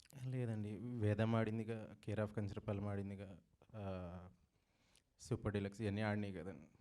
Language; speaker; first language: Telugu; native; Telugu